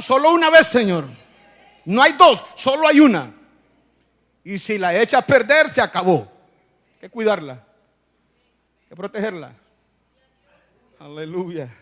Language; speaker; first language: Spanish; native; Spanish